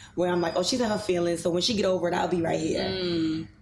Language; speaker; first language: English; native; English